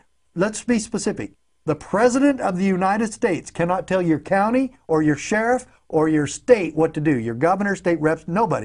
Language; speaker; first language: English; native; English